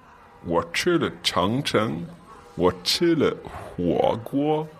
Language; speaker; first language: Chinese; non-native, learner; English